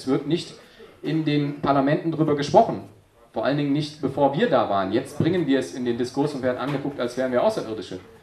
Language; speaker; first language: German; native; German